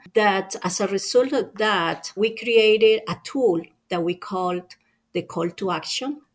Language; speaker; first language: English; non-native, fluent; Spanish